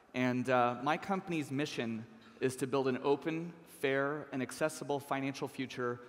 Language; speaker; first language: English; native; English